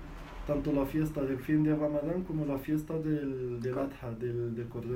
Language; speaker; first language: Spanish; non-native, fluent; Arabic